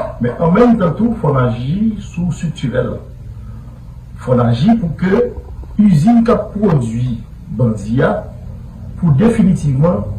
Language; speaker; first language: Haitian Creole; native; Haitian Creole